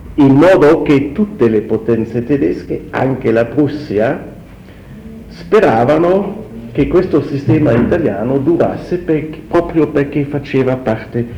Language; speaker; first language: Italian; non-native, fluent; German